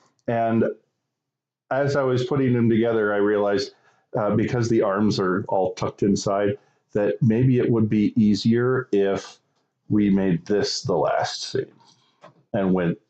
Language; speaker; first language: English; native; English